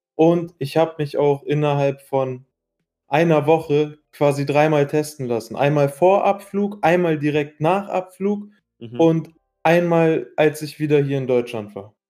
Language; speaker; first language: German; early bilingual, other home language; Arabic